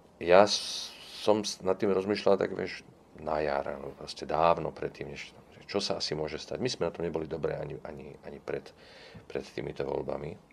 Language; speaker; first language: Slovak; non-native, local second language; Czech